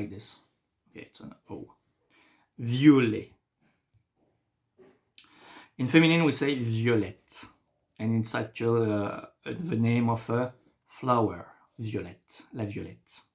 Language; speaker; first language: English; non-native, fluent; French